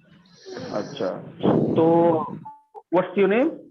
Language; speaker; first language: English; non-native, fluent; Hindi